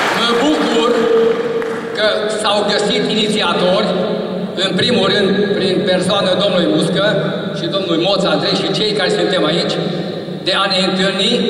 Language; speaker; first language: Romanian; non-native, local second language; Hungarian